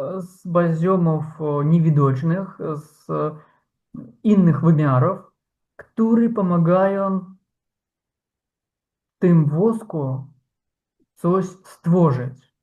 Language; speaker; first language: Polish; non-native, fluent; Ukrainian